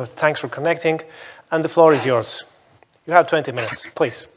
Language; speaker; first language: English; non-native, fluent; Estonian